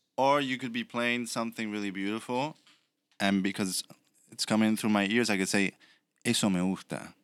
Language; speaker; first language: English; early bilingual, other home language; Spanish